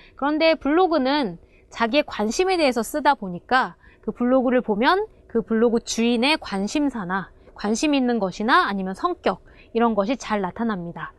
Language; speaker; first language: Korean; native; Korean